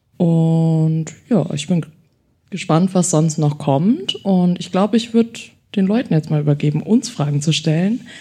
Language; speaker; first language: German; early bilingual, other home language; Chinese